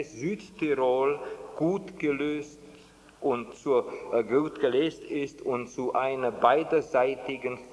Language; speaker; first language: German; non-native, fluent; Czech